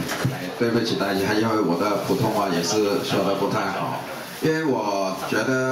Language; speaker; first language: Chinese; non-native, local second language; Cantonese